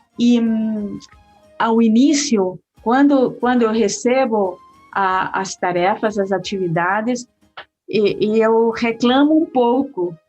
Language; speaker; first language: Portuguese; early bilingual, heritage; Portuguese